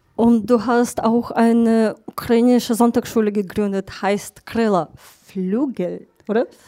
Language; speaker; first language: German; non-native, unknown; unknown